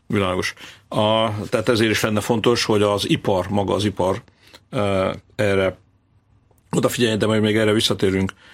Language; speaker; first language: Hungarian; native; Hungarian